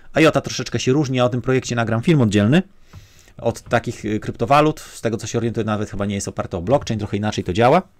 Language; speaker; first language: Polish; native; Polish